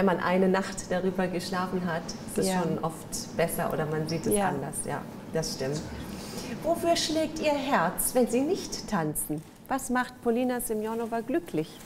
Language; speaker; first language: German; native; German